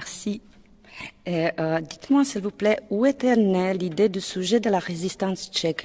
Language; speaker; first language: French; non-native, fluent; Czech